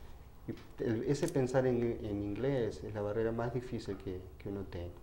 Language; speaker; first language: Portuguese; non-native, fluent; Spanish